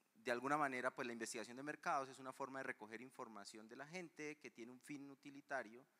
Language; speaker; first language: Spanish; native; Spanish